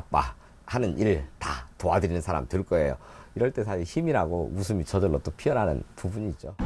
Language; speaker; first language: Korean; native; Korean